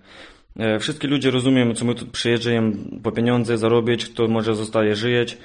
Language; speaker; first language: Polish; non-native, learner; Ukrainian